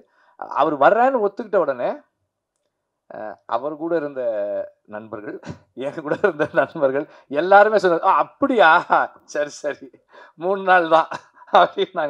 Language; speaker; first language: Tamil; native; Tamil